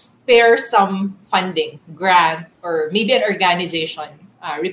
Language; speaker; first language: English; non-native, local second language; Cebuano